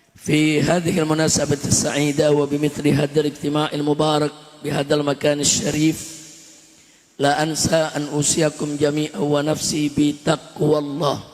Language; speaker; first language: Arabic; non-native, fluent; Indonesian